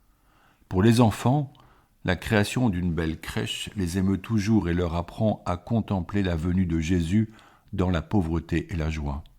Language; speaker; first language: French; native; French